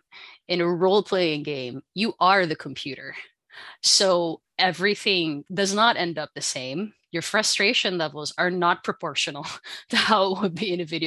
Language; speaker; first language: English; non-native, local second language; Filipino